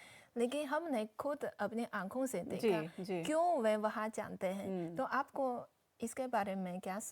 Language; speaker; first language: Hindi; non-native, fluent; Chinese